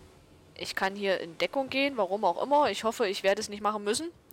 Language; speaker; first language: German; native; German